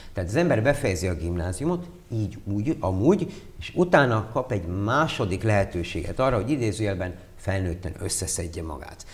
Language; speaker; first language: Hungarian; early bilingual, heritage; Hungarian